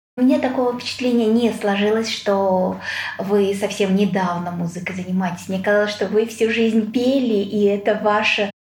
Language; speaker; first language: Russian; native; Russian